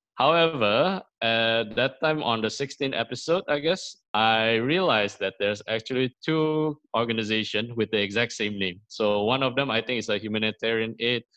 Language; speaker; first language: English; early bilingual, other home language; Indonesian